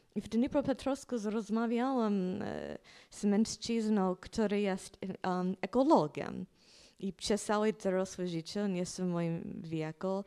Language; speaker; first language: Polish; non-native, fluent; English